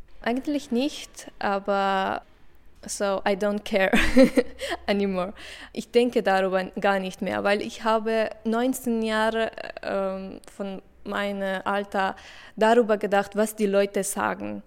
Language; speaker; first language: German; non-native, learner; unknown